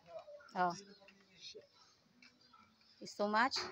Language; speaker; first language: English; non-native, learner; Filipino